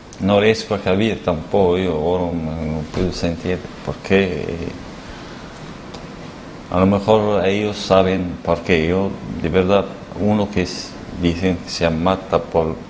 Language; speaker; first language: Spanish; non-native, learner; Arabic